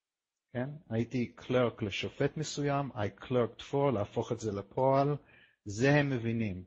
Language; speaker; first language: Hebrew; non-native, fluent; English